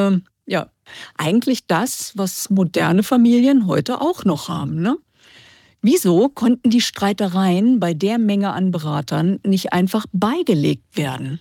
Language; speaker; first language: German; native; German